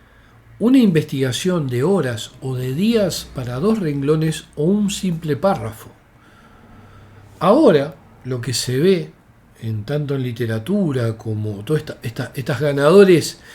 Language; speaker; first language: Spanish; native; Spanish